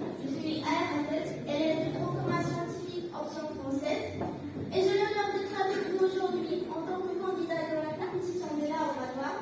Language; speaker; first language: French; non-native, local second language; Arabic